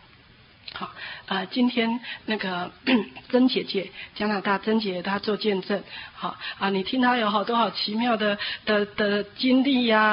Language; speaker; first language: Chinese; native; Chinese